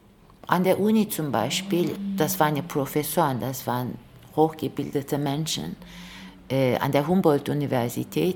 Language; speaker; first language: German; non-native, fluent; Turkish